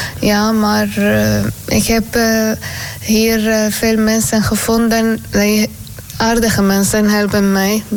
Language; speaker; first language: Dutch; non-native, learner; Arabic